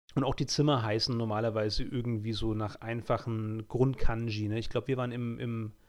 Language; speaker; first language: German; native; German